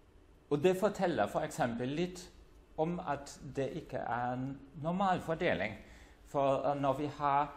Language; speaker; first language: Norwegian; non-native, fluent; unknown